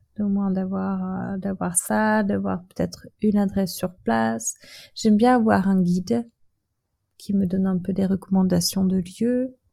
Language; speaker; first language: French; non-native, fluent; Czech